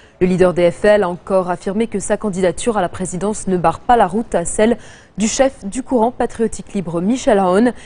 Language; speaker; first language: French; non-native, local second language; Arabic